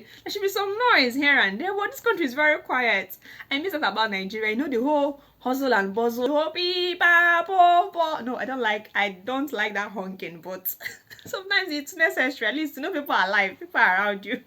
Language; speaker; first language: English; non-native, local second language; Igbo